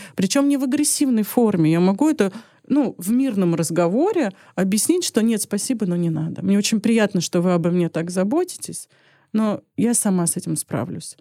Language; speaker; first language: Russian; early bilingual, other home language; Armenian